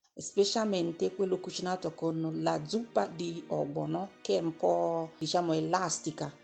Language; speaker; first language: Italian; non-native, learner; Igbo